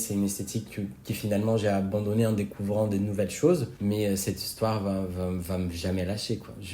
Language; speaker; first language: French; non-native, fluent; Portuguese